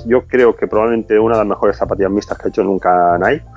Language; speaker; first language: Spanish; native; Spanish